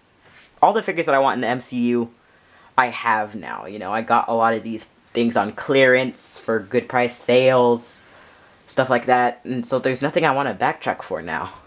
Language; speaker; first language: English; native; English